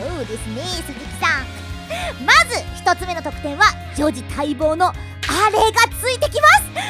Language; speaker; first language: Japanese; native; Japanese